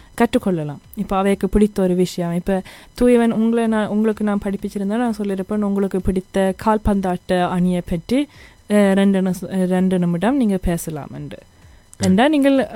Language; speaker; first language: Tamil; early bilingual, heritage; Tamil